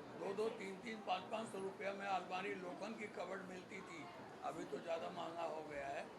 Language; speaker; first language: Hindi; non-native, local second language; Marathi